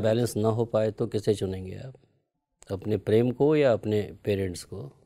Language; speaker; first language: Hindi; native; Hindi